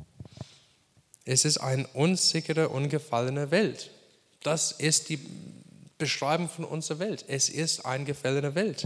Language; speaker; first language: German; non-native, fluent; English